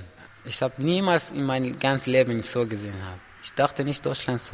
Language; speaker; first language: German; non-native, learner; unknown